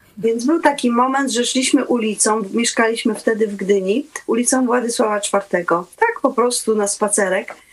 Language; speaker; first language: Polish; native; Polish